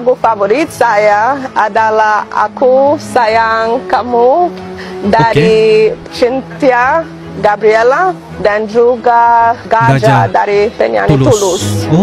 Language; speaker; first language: Indonesian; non-native, fluent; English